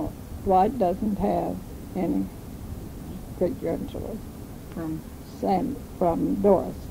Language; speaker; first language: English; native; English